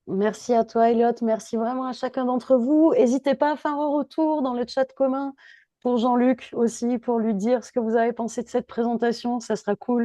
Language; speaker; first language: French; native; French